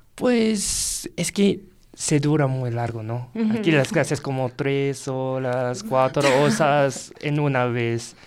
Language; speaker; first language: Spanish; non-native, fluent; Japanese